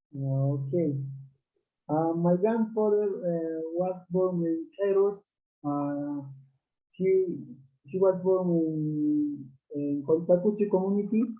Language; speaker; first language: English; non-native, learner; Quechua